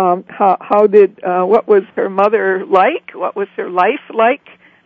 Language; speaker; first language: English; native; English